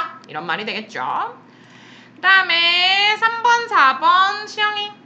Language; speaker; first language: Korean; native; Korean